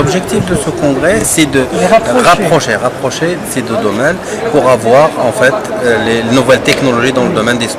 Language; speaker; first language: French; non-native, local second language; Arabic